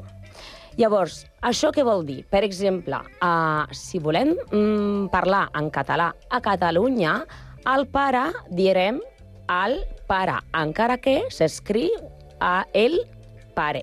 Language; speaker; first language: Catalan; non-native, learner; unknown